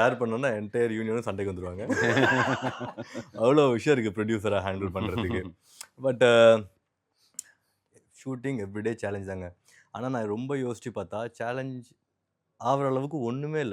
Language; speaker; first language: Tamil; native; Tamil